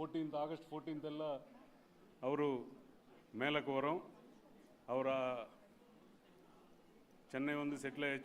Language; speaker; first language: Tamil; non-native, learner; Telugu